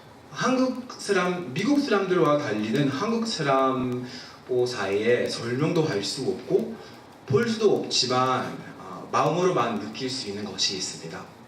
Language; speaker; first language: Korean; non-native, fluent; English